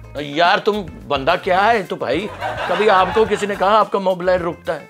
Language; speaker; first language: Urdu; non-native, local second language; Punjabi